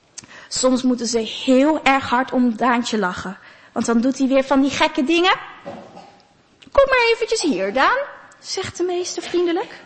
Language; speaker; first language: Dutch; native; Dutch